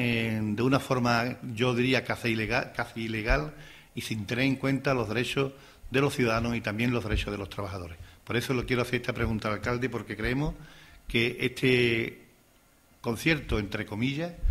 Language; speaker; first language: Spanish; native; Spanish